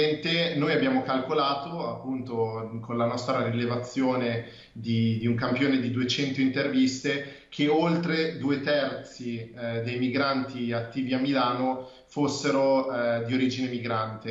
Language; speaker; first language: Italian; native; Italian